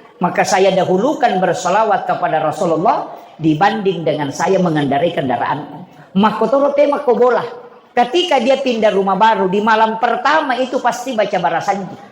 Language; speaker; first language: Indonesian; non-native, local second language; Buginese